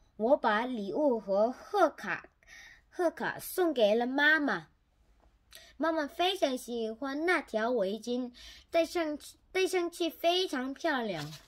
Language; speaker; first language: Chinese; non-native, learner; Korean